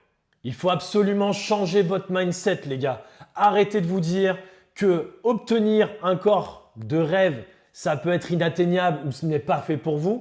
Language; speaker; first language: French; native; French